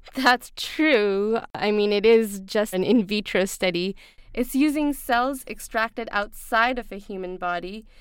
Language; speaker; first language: English; non-native, local second language; Urdu